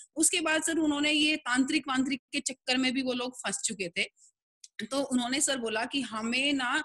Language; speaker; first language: Hindi; native; Hindi